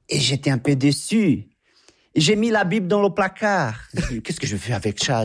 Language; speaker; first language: French; non-native, fluent; Portuguese